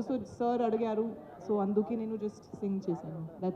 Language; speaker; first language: Telugu; non-native, learner; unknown